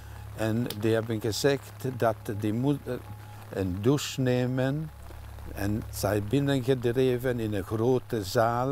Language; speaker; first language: Dutch; non-native, fluent; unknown